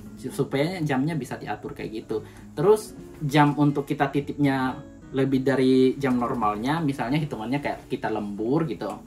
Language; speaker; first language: Indonesian; native; Indonesian